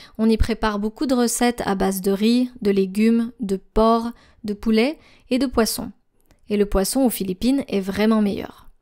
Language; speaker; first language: French; native; French